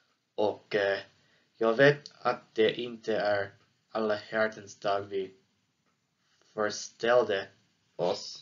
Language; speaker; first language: Swedish; non-native, learner; English